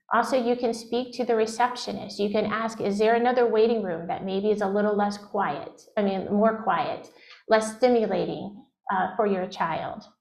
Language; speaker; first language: English; native; English